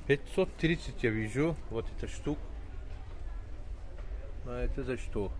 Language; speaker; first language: Russian; non-native, learner; Turkish